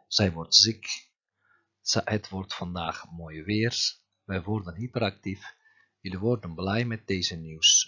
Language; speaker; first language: Dutch; non-native, fluent; Turkish